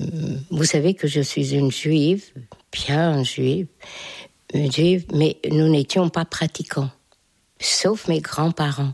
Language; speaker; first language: French; non-native, fluent; Hungarian